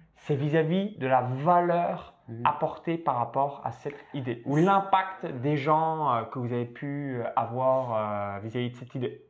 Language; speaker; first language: French; native; French